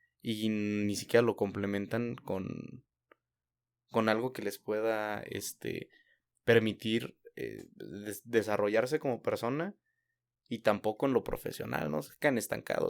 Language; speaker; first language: Spanish; native; Spanish